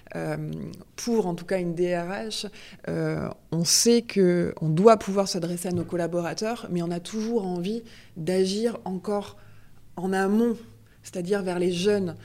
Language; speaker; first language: French; native; French